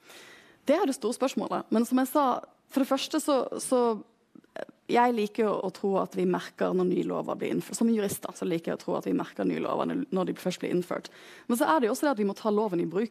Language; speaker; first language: Norwegian; native; Norwegian